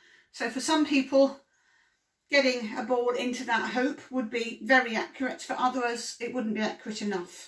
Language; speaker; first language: English; native; English